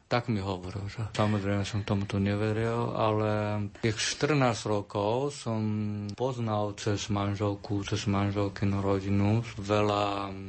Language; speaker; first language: Slovak; non-native, learner; Chinese